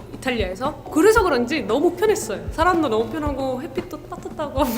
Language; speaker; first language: Korean; non-native, fluent; Ukrainian